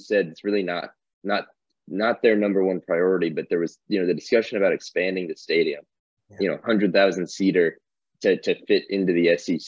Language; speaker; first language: English; native; English